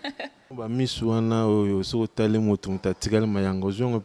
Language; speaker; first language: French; non-native, local second language; Lingala